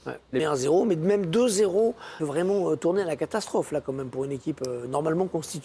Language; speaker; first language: French; native; French